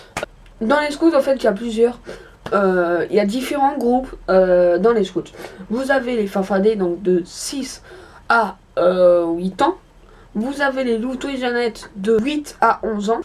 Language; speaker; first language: French; native; French